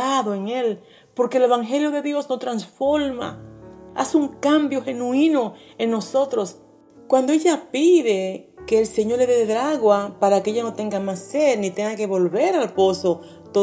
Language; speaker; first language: Spanish; native; Spanish